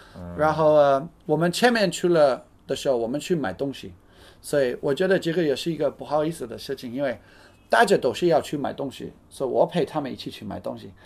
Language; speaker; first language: Chinese; non-native, fluent; English